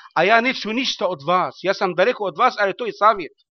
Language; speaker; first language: Bosnian; non-native, learner; Arabic